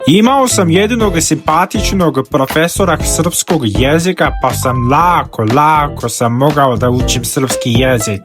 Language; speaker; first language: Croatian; non-native, learner; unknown